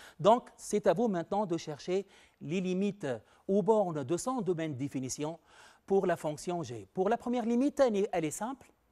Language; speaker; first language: French; non-native, local second language; Arabic